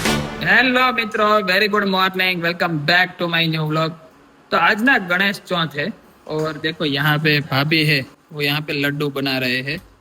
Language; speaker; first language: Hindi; non-native, local second language; Gujarati